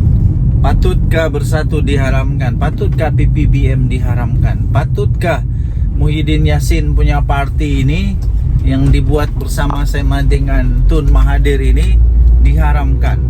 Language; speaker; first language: Malay; native; Malay